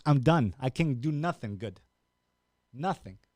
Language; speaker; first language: English; non-native, fluent; Romanian